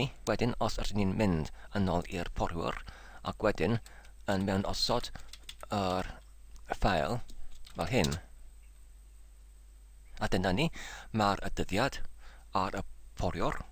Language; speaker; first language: Welsh; non-native, learner; English